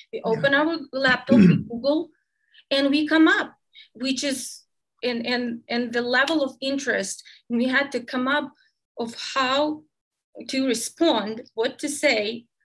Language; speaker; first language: English; non-native, fluent; Ukrainian